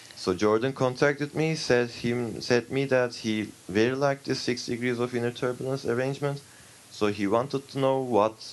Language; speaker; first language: English; non-native, fluent; Turkish